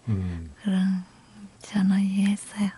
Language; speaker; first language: Korean; non-native, local second language; Vietnamese